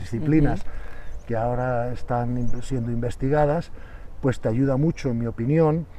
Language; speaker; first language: Spanish; native; Spanish